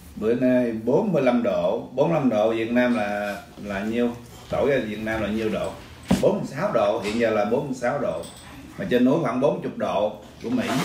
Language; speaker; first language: Vietnamese; early bilingual, other home language; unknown